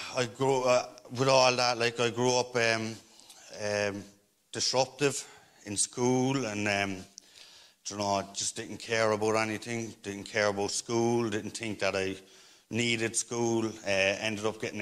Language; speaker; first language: English; native; English